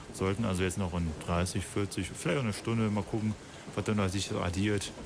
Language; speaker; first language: German; native; German